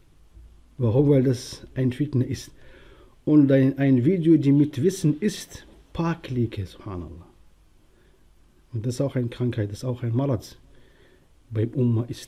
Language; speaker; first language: German; non-native, local second language; Arabic